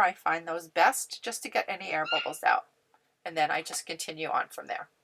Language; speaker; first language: English; native; English